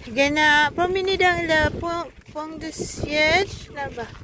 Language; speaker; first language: French; non-native, learner; Filipino